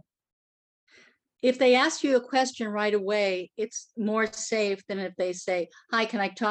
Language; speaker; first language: English; native; English